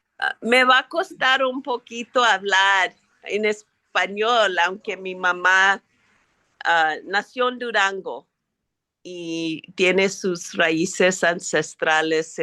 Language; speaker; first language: Spanish; early bilingual, heritage; English